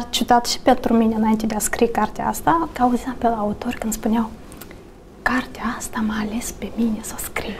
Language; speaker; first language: Romanian; native; Romanian